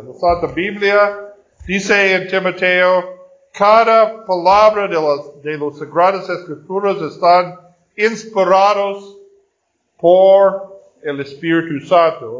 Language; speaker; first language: Spanish; non-native, fluent; Portuguese